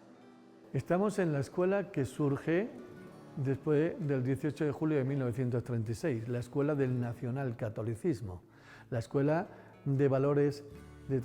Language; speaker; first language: Spanish; native; Spanish